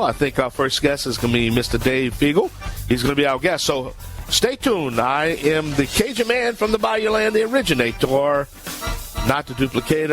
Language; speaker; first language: English; native; English